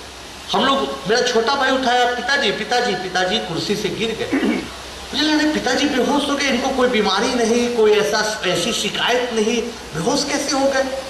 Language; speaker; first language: Hindi; native; Hindi